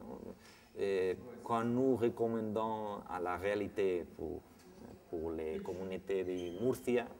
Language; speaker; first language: French; non-native, fluent; Spanish